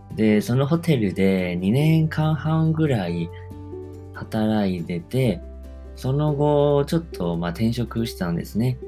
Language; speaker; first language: Japanese; non-native, fluent; Chinese